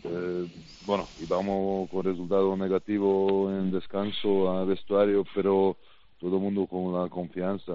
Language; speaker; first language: Spanish; non-native, fluent; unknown